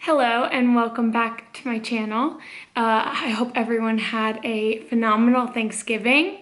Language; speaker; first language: English; native; English